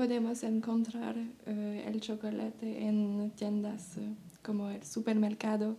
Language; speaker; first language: Spanish; non-native, learner; French